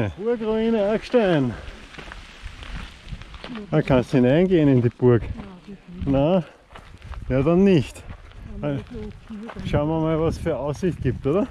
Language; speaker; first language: German; native; German